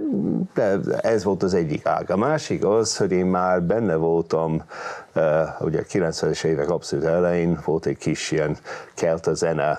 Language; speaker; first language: Hungarian; non-native, fluent; English